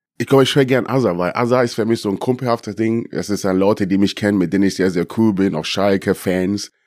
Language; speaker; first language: German; early bilingual, other home language; Akan